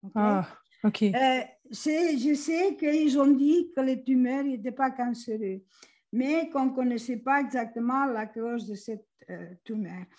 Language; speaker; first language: French; non-native, fluent; Spanish